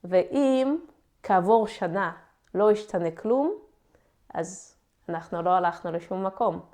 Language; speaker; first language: Hebrew; non-native, fluent; Russian